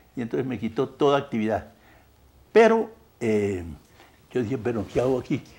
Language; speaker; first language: Spanish; native; Spanish